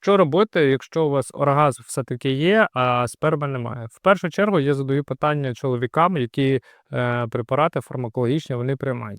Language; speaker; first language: Ukrainian; native; Ukrainian